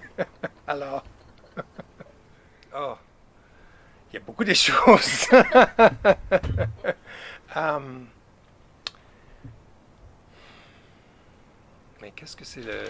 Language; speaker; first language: French; non-native, fluent; English